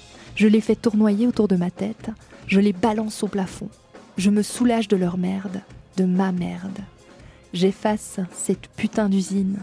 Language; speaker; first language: French; native; French